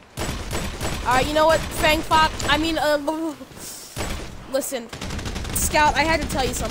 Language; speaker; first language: English; native; English